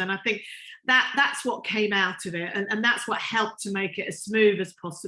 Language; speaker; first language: English; native; English